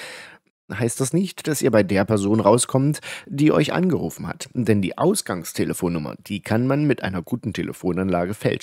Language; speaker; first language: German; native; German